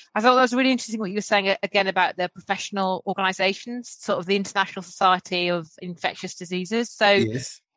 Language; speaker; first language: English; native; English